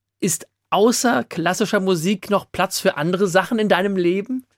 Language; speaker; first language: German; native; German